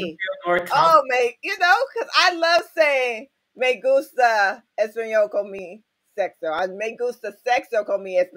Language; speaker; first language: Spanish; non-native, learner; English